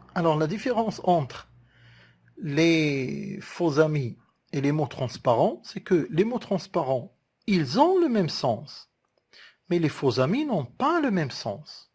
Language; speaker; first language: French; non-native, local second language; Arabic